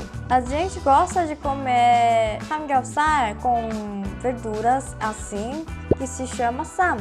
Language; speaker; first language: Portuguese; non-native, fluent; Korean